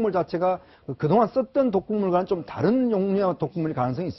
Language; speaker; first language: Korean; native; Korean